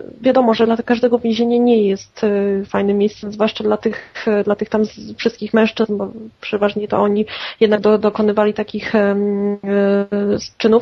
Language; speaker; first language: Polish; native; Polish